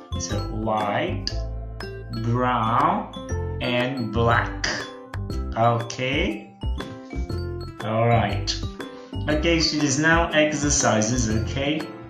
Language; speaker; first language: English; non-native, fluent; Portuguese